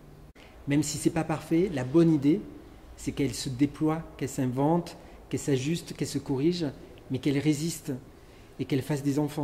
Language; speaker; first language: French; native; French